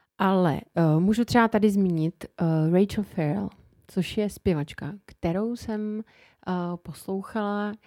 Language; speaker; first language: Czech; native; Czech